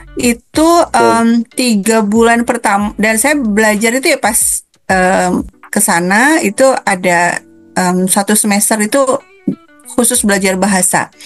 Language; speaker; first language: Indonesian; native; Indonesian